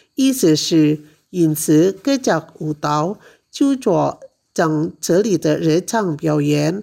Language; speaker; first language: Chinese; non-native, fluent; Indonesian